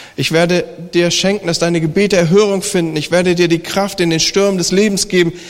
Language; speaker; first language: German; native; German